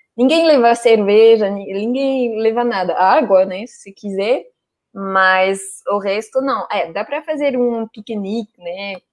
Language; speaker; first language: Portuguese; non-native, fluent; French